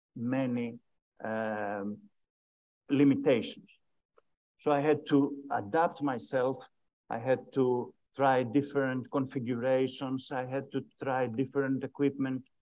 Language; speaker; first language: English; non-native, fluent; Greek